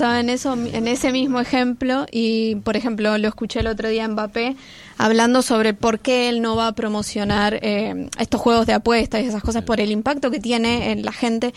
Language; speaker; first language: Spanish; native; Spanish